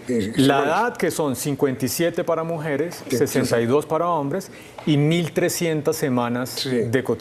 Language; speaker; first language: Spanish; native; Spanish